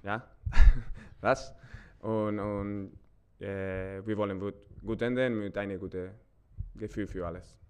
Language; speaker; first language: German; non-native, learner; Spanish